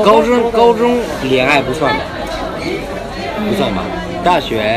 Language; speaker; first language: Chinese; early bilingual, heritage; Japanese